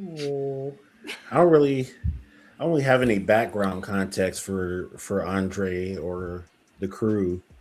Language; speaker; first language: English; native; English